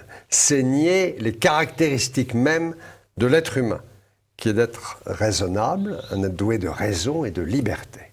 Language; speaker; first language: French; native; French